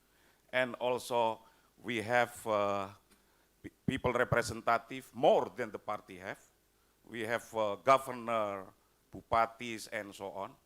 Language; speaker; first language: English; non-native, fluent; Indonesian